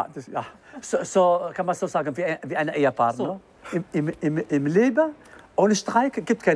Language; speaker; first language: German; non-native, learner; Arabic